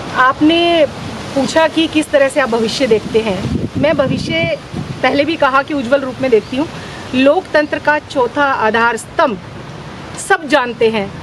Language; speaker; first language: Hindi; native; Hindi